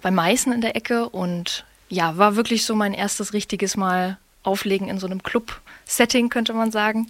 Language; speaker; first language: German; native; German